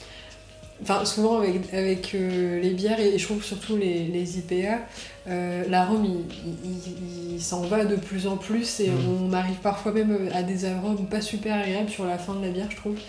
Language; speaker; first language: French; native; French